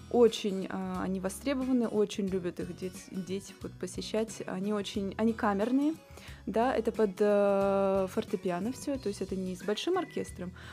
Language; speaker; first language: Russian; early bilingual, heritage; Russian